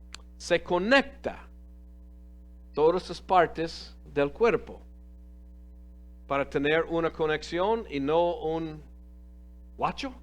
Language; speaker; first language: Spanish; non-native, fluent; English